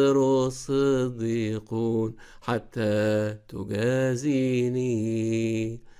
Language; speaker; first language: Arabic; native; Arabic